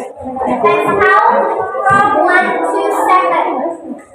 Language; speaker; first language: English; non-native, fluent; Indonesian